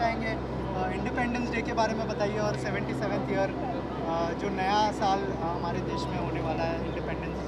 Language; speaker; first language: Hindi; native; Hindi